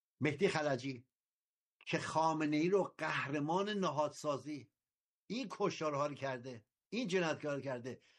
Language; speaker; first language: Persian; native; Persian